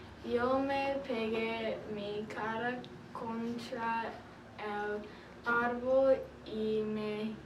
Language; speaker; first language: Spanish; non-native, learner; English